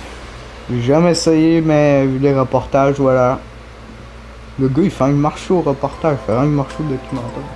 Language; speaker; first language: French; native; French